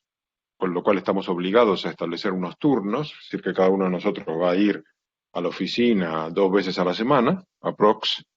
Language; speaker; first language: Spanish; native; Spanish